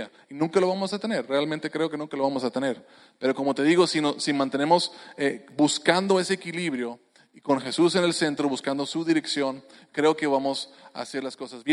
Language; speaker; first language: Spanish; native; Spanish